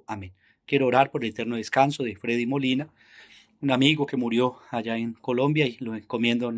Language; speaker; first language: Spanish; native; Spanish